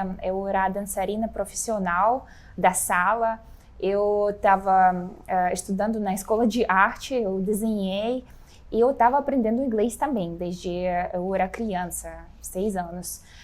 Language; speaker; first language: Portuguese; non-native, fluent; Russian